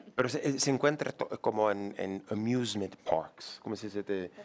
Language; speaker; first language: Spanish; non-native, fluent; English